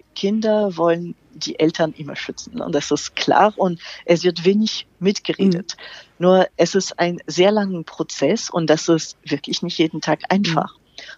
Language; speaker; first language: German; non-native, fluent; French